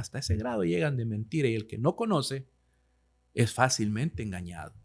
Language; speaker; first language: Spanish; native; Spanish